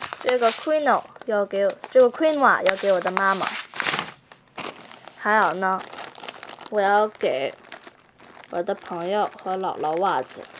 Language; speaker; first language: Chinese; early bilingual, heritage; English